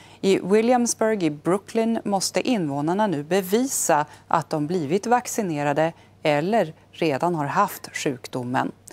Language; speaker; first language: Swedish; native; Swedish